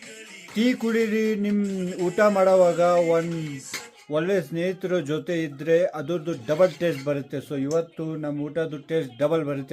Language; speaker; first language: Kannada; non-native, fluent; Ladakhi